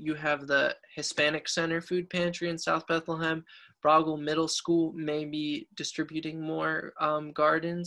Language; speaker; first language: English; native; English